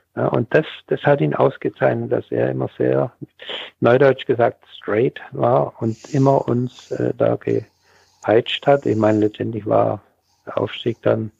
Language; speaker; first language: German; native; German